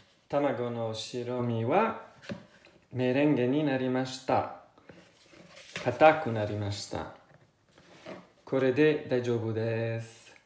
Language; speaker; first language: Japanese; non-native, learner; Italian